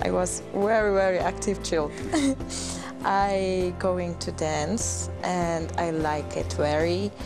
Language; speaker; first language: English; non-native, learner; German